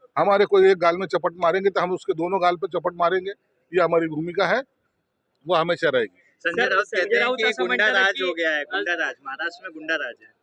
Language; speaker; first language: Hindi; non-native, local second language; Marathi